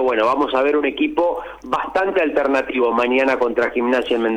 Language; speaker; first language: Spanish; native; Spanish